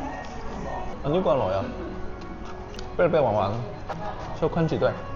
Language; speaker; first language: Thai; non-native, learner; Cantonese